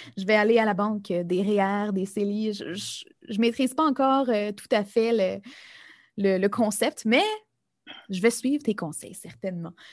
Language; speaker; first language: French; native; French